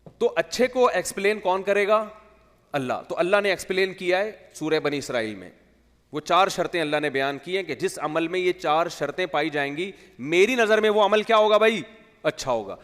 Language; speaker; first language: Urdu; native; Urdu